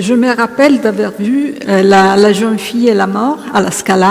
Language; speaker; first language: French; non-native, fluent; Italian